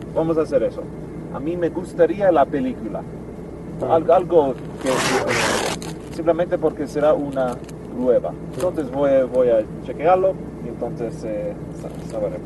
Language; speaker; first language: Spanish; non-native, learner; English